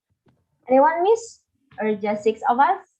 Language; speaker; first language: English; non-native, fluent; Indonesian